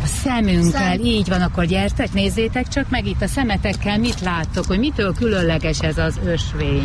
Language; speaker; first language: Hungarian; native; Hungarian